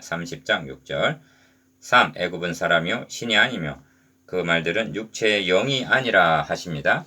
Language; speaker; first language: Korean; native; Korean